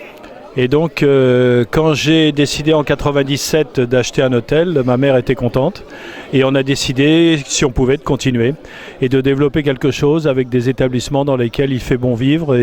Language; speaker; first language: French; native; French